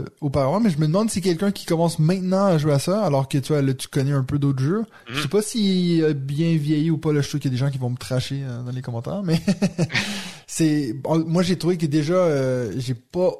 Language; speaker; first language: French; native; French